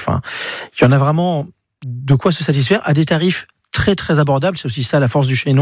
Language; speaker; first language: French; native; French